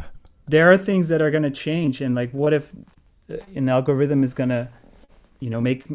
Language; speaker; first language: English; non-native, fluent; Dutch